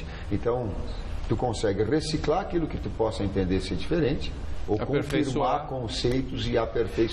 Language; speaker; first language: Portuguese; native; Portuguese